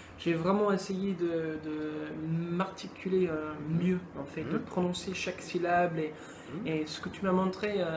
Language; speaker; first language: French; non-native, fluent; English